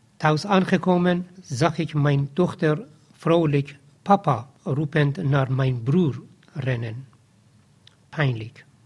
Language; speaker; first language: Dutch; non-native, fluent; Persian